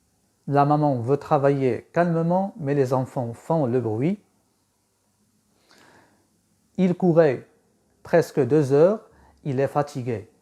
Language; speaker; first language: French; non-native, local second language; Arabic